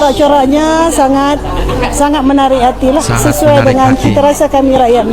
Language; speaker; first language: Malay; native; Malay